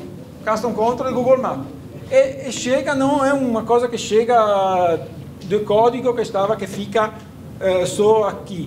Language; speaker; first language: Portuguese; non-native, fluent; Italian